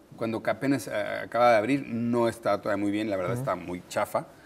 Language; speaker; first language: Spanish; native; Spanish